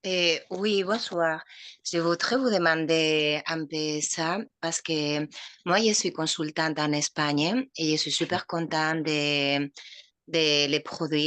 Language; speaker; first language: French; non-native, fluent; Spanish